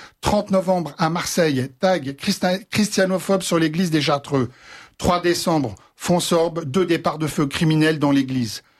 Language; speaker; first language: French; native; French